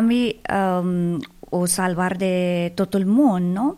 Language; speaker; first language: Catalan; non-native, fluent; Persian